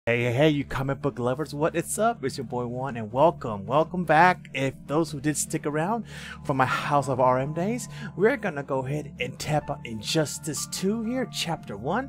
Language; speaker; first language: English; native; English